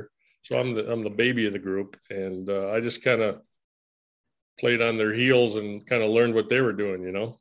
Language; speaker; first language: English; native; English